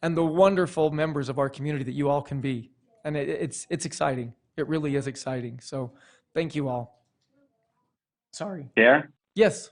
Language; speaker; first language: English; non-native, fluent; Spanish